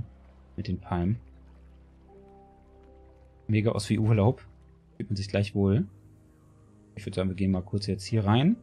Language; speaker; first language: German; native; German